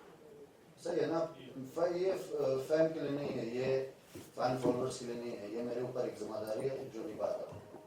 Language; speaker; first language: Hindi; non-native, fluent; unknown